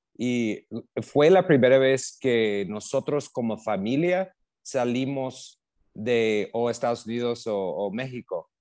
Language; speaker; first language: Spanish; non-native, fluent; English